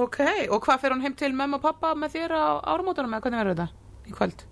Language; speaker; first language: Icelandic; native; Icelandic